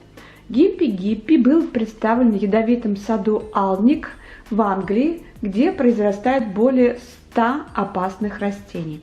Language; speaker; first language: Russian; native; Russian